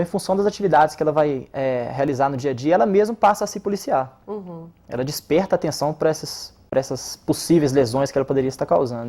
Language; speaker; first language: Portuguese; native; Portuguese